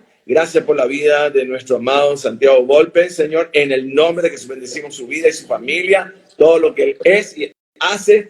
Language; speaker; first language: Spanish; native; Spanish